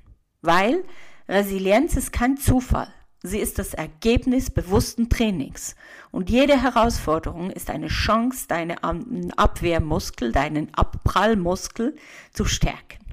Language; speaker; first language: German; native; German